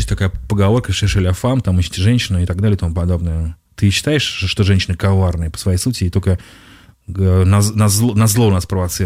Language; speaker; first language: Russian; native; Russian